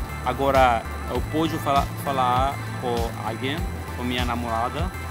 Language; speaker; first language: Portuguese; non-native, learner; English